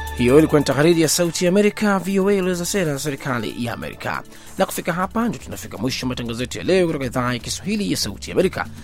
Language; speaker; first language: Swahili; native; Swahili